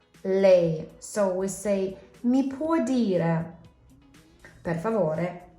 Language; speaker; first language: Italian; non-native, fluent; English